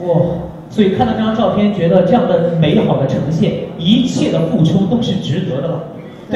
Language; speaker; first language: Chinese; native; Chinese